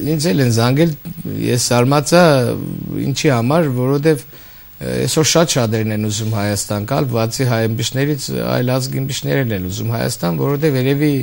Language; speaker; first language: Armenian; native; Armenian